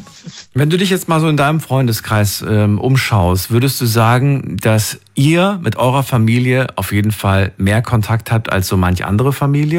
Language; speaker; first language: German; native; German